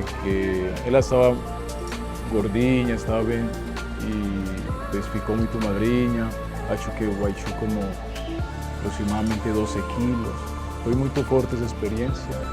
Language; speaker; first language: Portuguese; non-native, fluent; Spanish